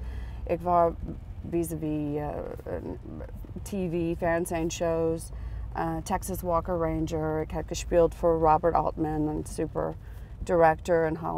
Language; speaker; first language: German; non-native, learner; English